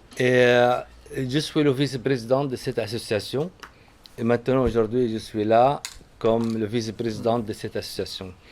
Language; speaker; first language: French; non-native, fluent; Arabic